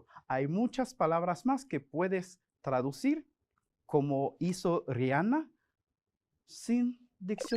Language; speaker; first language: Spanish; non-native, fluent; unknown